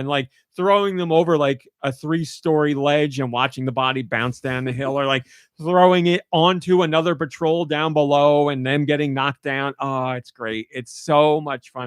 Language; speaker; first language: English; native; English